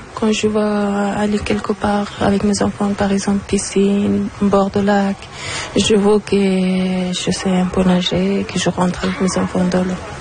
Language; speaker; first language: French; non-native, learner; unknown